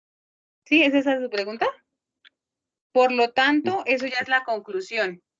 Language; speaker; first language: Spanish; native; Spanish